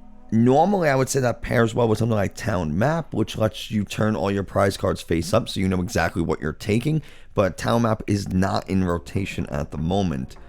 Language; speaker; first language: English; native; English